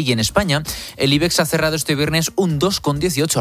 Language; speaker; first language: Spanish; native; Spanish